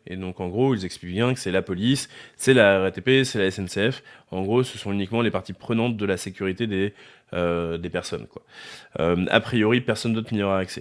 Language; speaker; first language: French; native; French